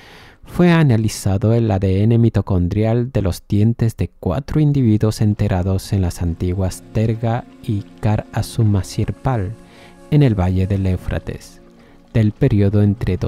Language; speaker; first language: Spanish; native; Spanish